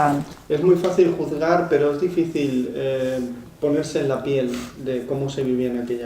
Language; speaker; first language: Spanish; native; Spanish